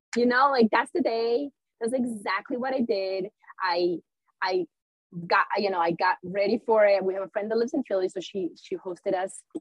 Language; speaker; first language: English; early bilingual, other home language; Spanish